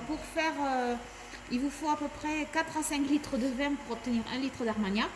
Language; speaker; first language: French; native; French